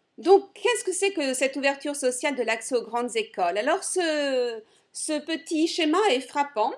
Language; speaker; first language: French; native; French